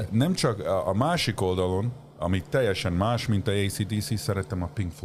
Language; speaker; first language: Hungarian; early bilingual, heritage; Hungarian